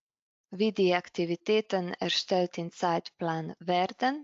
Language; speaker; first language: German; non-native, fluent; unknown